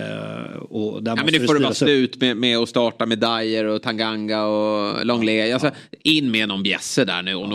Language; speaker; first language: Swedish; native; Swedish